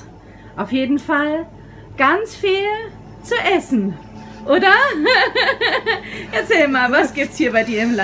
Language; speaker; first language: German; native; German